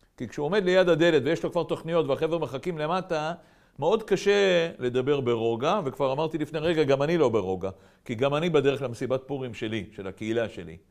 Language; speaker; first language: Hebrew; native; Hebrew